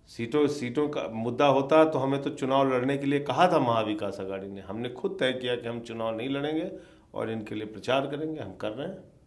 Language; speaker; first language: Hindi; native; Hindi